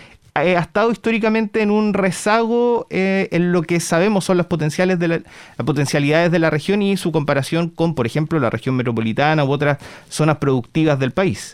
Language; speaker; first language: Spanish; native; Spanish